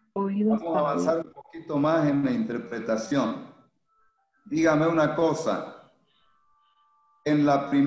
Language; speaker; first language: Spanish; native; Spanish